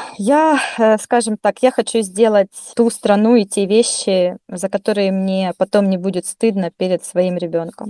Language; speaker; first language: Russian; native; Russian